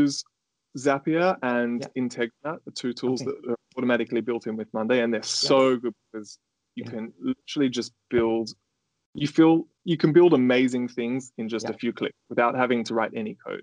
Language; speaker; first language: English; native; English